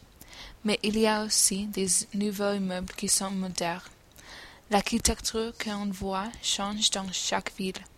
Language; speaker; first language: French; non-native, learner; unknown